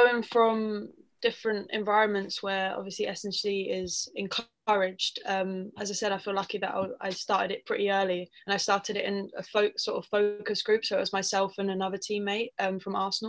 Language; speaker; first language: English; native; English